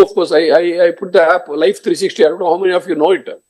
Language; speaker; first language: English; non-native, local second language; Telugu